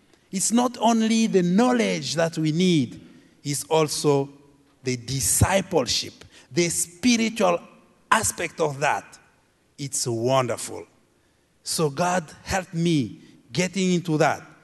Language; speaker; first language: English; non-native, fluent; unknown